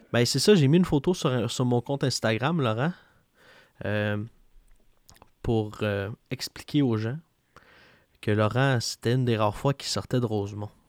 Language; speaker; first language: French; native; French